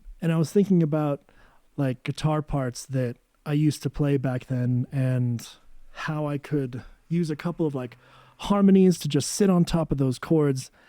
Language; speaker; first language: English; native; English